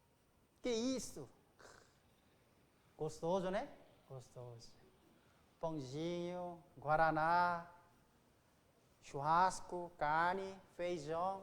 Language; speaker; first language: Portuguese; non-native, fluent; Korean